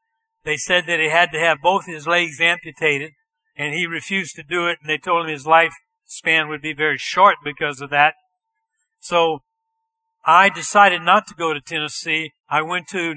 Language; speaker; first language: English; native; English